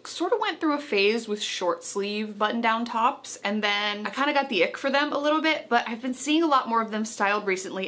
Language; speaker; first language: English; native; English